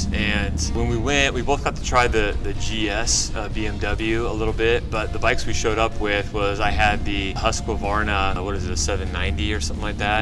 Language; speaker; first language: English; native; English